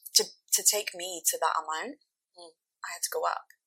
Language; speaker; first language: English; native; English